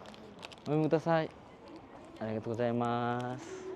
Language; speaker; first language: Japanese; non-native, learner; Korean